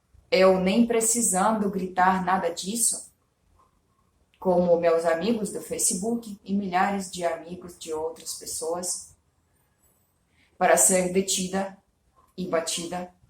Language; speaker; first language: Portuguese; non-native, fluent; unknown